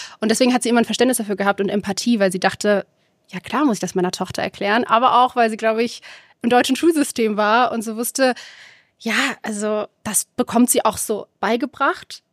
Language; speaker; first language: German; early bilingual, other home language; Arabic